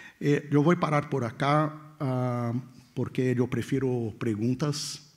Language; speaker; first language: Spanish; non-native, fluent; Portuguese